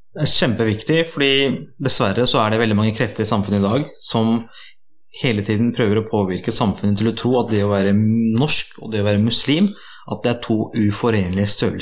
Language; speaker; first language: Norwegian; early bilingual, other home language; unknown